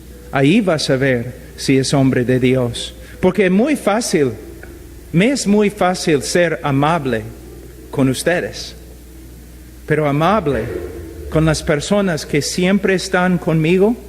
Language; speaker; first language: Spanish; non-native, fluent; English